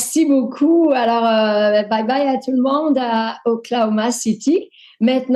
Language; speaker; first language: French; native; French